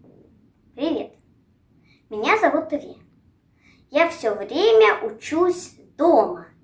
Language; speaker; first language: Russian; early bilingual, heritage; Russian